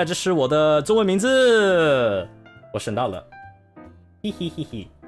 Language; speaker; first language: Chinese; non-native, learner; English